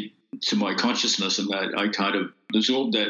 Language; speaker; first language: English; native; English